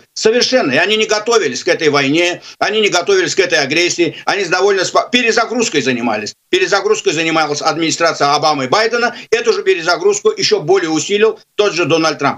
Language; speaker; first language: Russian; non-native, local second language; Azerbaijani